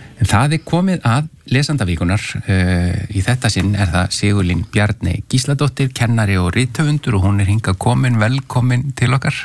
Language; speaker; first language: Icelandic; native; Icelandic